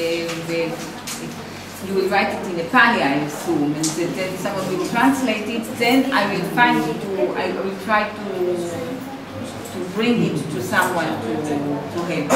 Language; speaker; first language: English; non-native, fluent; Hebrew